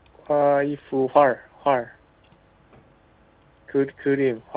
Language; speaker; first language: Chinese; non-native, learner; Korean